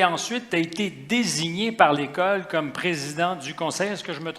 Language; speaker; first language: French; native; French